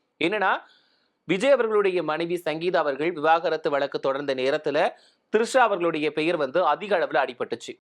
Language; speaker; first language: Tamil; native; Tamil